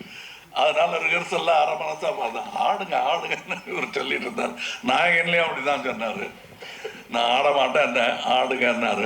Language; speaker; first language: Tamil; native; Tamil